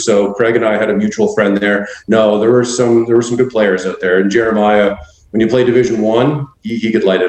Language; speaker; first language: English; native; English